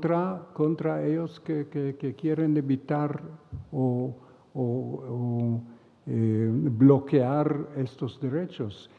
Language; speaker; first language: Spanish; non-native, fluent; Hebrew